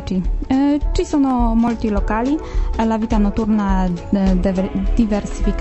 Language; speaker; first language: Italian; non-native, fluent; Polish